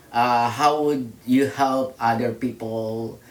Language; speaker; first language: English; non-native, local second language; Filipino